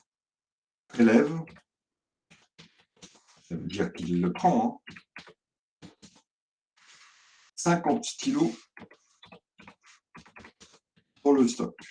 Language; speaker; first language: French; native; French